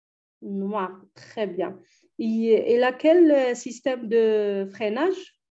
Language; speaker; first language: French; non-native, learner; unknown